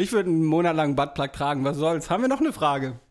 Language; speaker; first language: German; native; German